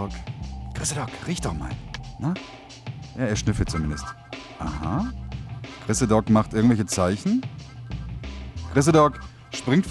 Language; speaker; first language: German; native; German